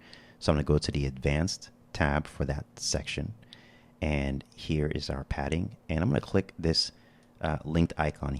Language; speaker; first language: English; native; English